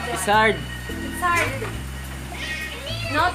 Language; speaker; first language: English; non-native, local second language; Filipino